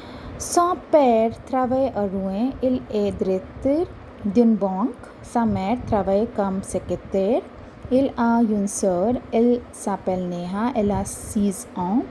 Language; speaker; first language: French; non-native, fluent; Hindi